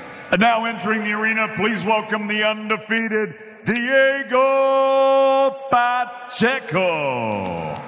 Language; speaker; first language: English; native; English